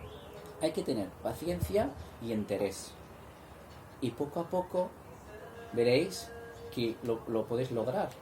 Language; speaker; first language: Spanish; non-native, fluent; Arabic